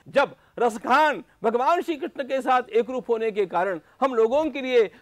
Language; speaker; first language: Hindi; non-native, local second language; Marathi